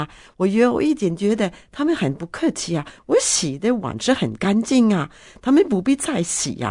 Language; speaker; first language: Chinese; non-native, fluent; Norwegian